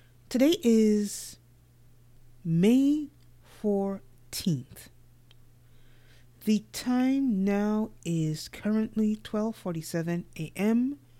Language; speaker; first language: English; native; English